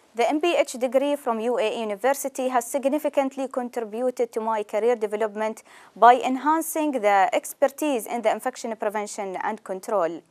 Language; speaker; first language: English; non-native, fluent; Arabic